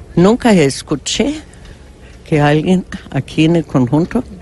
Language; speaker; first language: Spanish; non-native, fluent; German